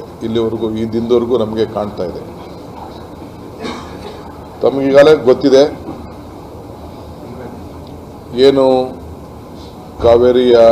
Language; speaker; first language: Kannada; native; Kannada